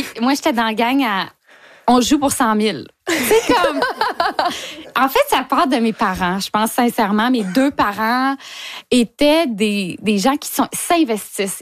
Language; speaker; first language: French; native; French